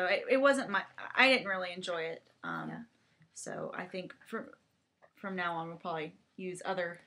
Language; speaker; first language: English; native; English